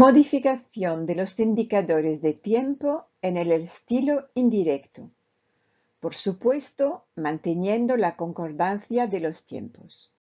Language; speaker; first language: Spanish; non-native, fluent; French